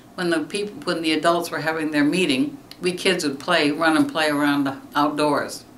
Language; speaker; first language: English; native; English